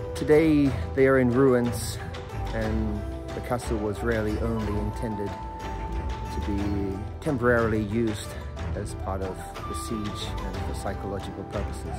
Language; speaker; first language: English; native; English